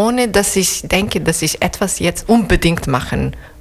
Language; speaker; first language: German; non-native, fluent; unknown